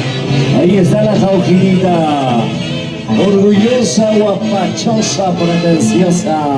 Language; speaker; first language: Spanish; native; Spanish